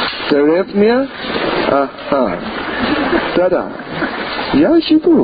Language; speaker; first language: Russian; non-native, learner; English